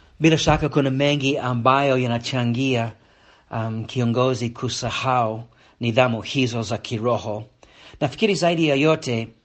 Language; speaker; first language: Swahili; non-native, fluent; English